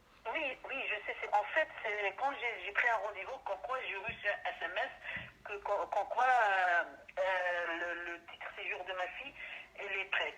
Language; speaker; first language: French; non-native, learner; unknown